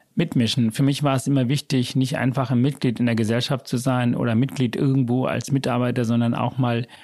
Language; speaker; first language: German; early bilingual, other home language; Sinhala